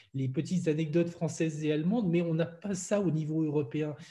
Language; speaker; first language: French; non-native, fluent; English